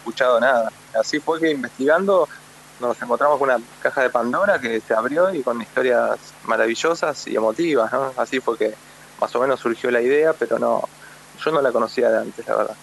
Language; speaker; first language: Spanish; native; Spanish